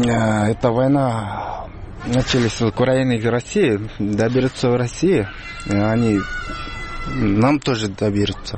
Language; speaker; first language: Russian; non-native, learner; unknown